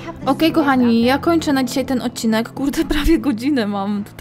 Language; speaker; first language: Polish; native; Polish